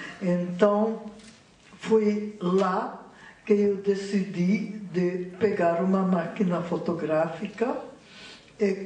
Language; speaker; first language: Portuguese; non-native, fluent; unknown